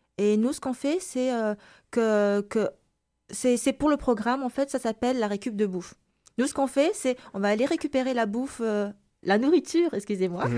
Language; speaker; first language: French; non-native, local second language; Malagasy